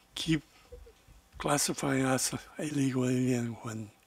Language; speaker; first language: English; non-native, fluent; Spanish